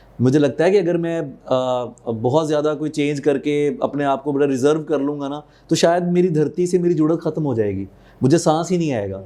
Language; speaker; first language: Urdu; non-native, local second language; Punjabi